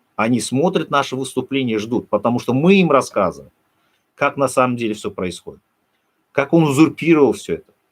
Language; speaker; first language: Russian; non-native, local second language; Turkmen